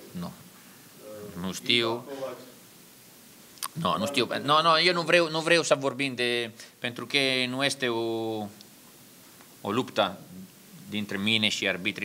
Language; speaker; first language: Romanian; non-native, learner; Italian